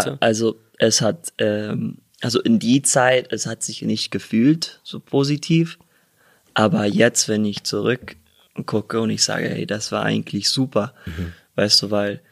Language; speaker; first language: German; early bilingual, heritage; German